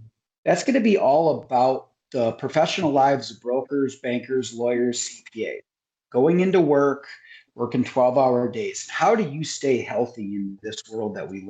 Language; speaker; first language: English; native; English